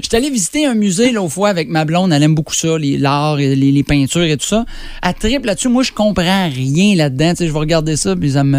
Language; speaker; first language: French; native; French